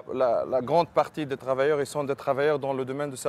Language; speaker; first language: French; non-native, local second language; Arabic